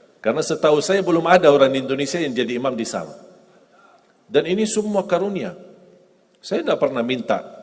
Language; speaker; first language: Indonesian; non-native, fluent; Arabic